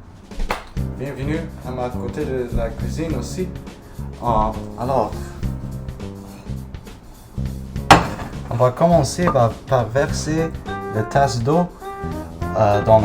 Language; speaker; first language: French; non-native, learner; English